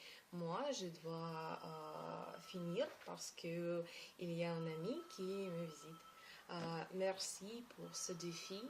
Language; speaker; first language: French; non-native, learner; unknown